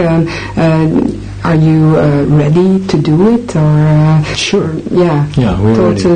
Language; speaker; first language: English; non-native, fluent; Dutch